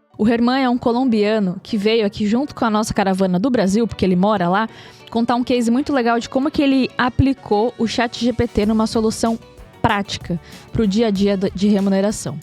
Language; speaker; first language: Portuguese; native; Portuguese